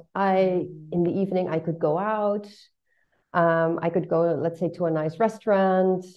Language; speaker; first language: English; non-native, fluent; Dutch